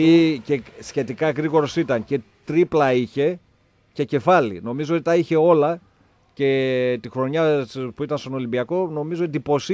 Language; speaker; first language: Greek; native; Greek